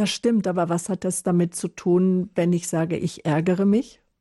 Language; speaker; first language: German; native; German